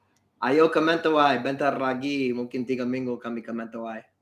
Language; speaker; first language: Indonesian; non-native, learner; English